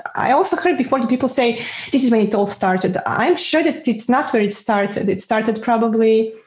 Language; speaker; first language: English; non-native, fluent; Serbian